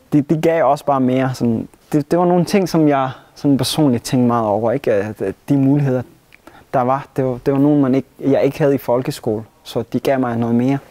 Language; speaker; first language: Danish; early bilingual, other home language; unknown